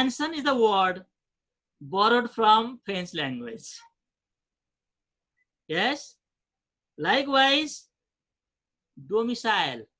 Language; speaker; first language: English; non-native, fluent; Nepali